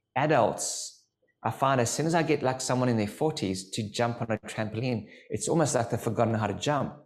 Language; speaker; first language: English; native; English